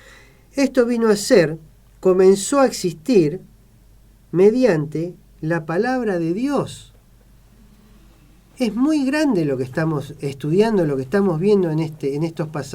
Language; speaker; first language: Spanish; native; Spanish